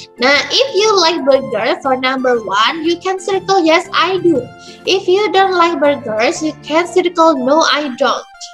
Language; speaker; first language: English; non-native, fluent; Indonesian